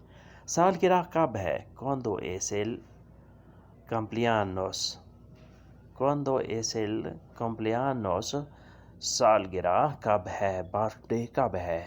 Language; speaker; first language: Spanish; non-native, learner; Urdu